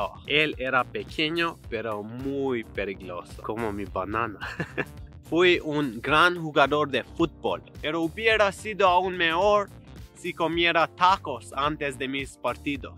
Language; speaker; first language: Spanish; non-native, learner; English